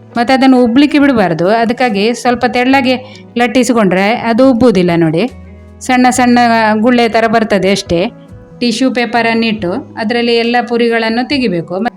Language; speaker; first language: Kannada; non-native, local second language; Konkani